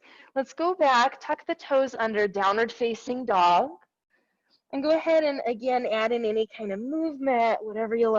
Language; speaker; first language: English; native; English